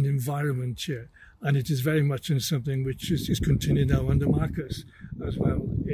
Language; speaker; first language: English; native; English